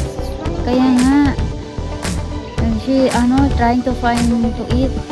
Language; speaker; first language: English; non-native, learner; Filipino